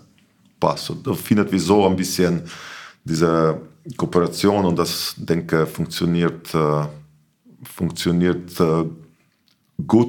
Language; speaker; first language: German; non-native, learner; Slovenian